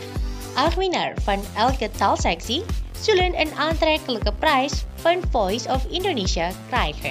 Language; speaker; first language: Dutch; non-native, fluent; Indonesian